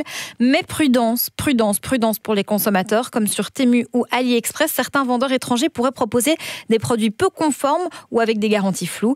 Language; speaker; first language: French; native; French